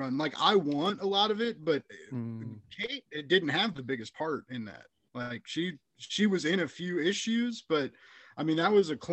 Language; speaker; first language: English; native; English